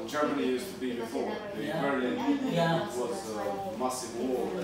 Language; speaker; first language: English; non-native, learner; Albanian